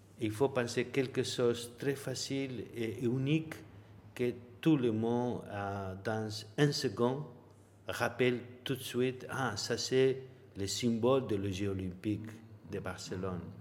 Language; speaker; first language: French; non-native, learner; Spanish